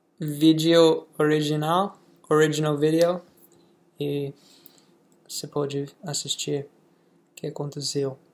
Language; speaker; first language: Portuguese; non-native, learner; English